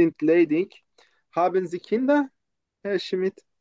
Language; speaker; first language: German; non-native, learner; Turkish